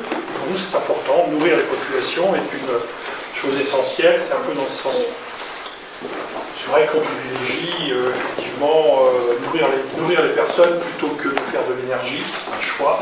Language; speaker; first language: French; native; French